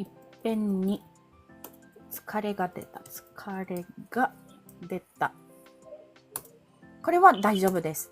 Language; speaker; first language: Japanese; non-native, fluent; Filipino